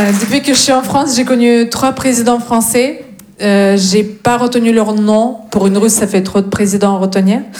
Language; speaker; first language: French; non-native, fluent; Russian